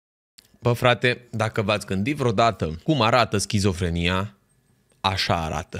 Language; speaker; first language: Romanian; native; Romanian